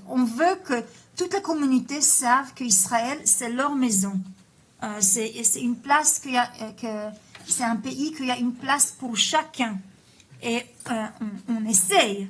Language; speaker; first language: French; early bilingual, heritage; Hebrew